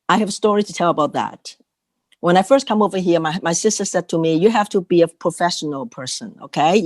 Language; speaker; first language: English; non-native, local second language; Cantonese